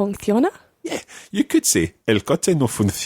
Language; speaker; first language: Spanish; non-native, fluent; English